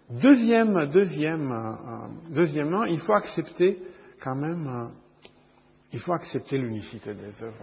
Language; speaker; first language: French; non-native, fluent; Romanian